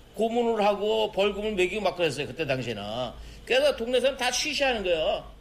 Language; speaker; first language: Korean; native; Korean